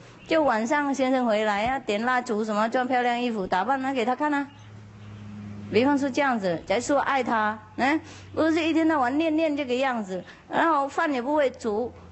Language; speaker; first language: Chinese; non-native, fluent; Vietnamese